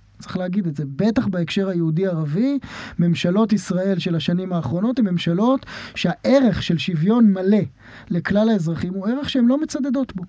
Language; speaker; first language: Hebrew; native; Hebrew